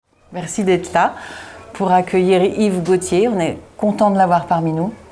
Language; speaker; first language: French; native; French